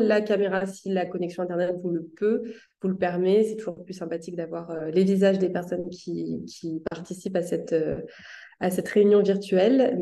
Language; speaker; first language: French; native; French